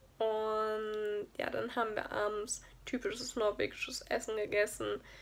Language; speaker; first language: German; native; German